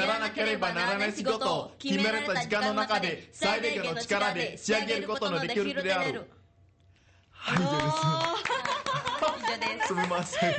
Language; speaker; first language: Japanese; non-native, learner; Indonesian